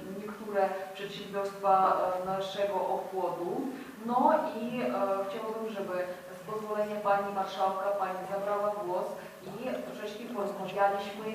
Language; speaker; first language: Polish; non-native, fluent; Ukrainian